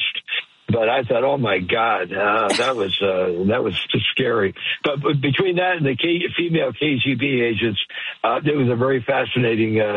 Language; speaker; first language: English; native; English